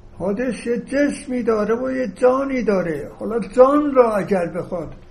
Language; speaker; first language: Persian; native; Persian